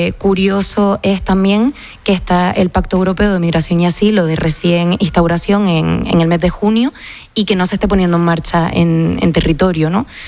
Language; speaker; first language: Spanish; native; Spanish